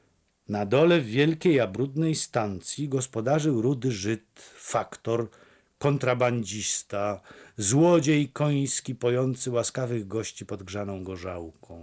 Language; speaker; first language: Polish; native; Polish